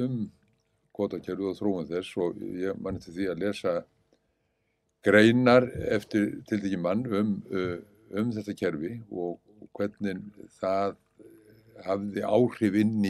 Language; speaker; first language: Icelandic; native; Icelandic